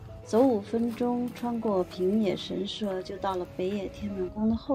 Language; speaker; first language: Chinese; native; Chinese